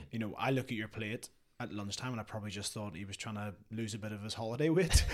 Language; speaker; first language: English; native; English